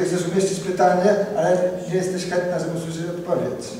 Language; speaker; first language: Polish; native; Polish